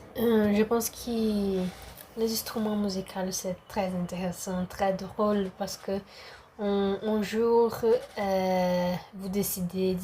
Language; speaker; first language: French; non-native, learner; Portuguese